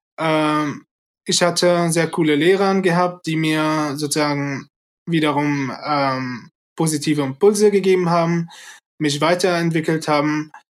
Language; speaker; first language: German; early bilingual, other home language; Arabic